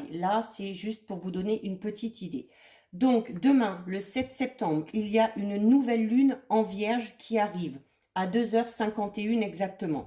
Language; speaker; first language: French; native; French